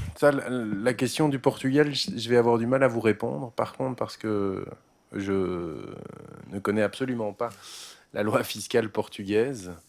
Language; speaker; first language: French; native; French